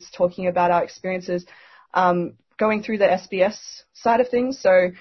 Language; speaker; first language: English; native; English